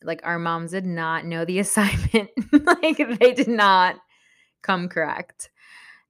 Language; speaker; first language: English; early bilingual, other home language; Spanish